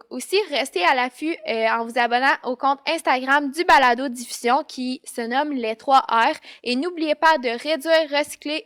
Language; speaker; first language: French; native; French